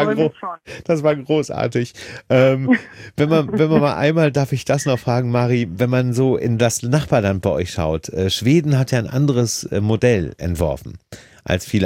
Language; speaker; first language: German; native; German